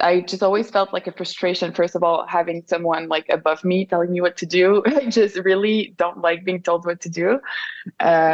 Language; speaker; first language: English; non-native, fluent; French